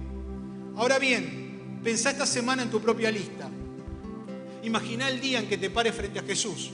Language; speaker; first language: Spanish; native; Spanish